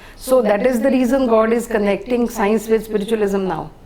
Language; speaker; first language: English; non-native, local second language; Hindi